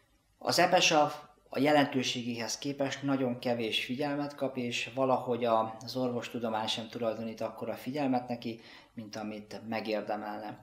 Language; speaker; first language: Hungarian; native; Hungarian